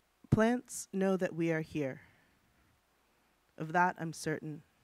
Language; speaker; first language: English; native; English